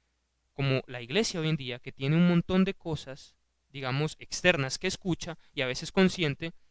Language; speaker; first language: Spanish; native; Spanish